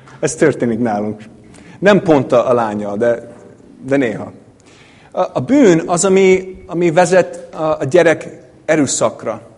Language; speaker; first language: Hungarian; non-native, fluent; English